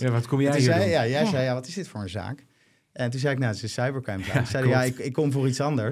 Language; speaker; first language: Dutch; native; Dutch